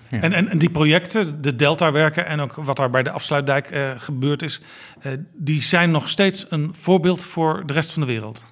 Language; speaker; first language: Dutch; native; Dutch